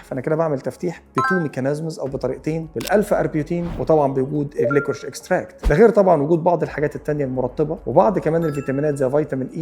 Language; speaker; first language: Arabic; native; Arabic